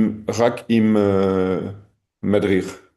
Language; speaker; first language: Hebrew; non-native, learner; French